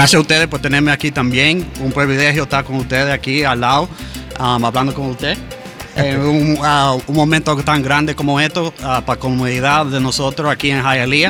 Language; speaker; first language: Spanish; early bilingual, heritage; English